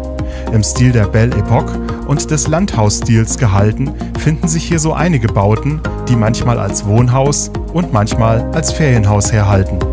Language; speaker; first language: German; native; German